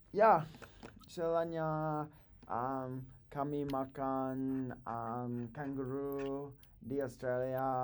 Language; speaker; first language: Indonesian; non-native, learner; English